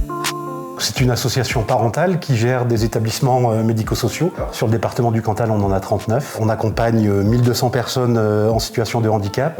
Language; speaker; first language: French; native; French